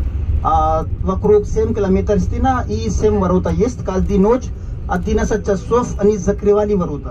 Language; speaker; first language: Russian; non-native, local second language; Hindi